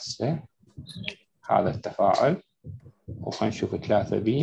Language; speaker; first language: Arabic; native; Arabic